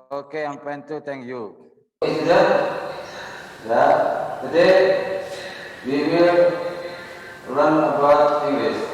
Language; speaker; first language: English; non-native, learner; Indonesian